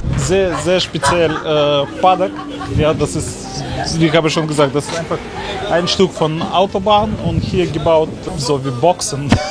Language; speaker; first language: German; non-native, learner; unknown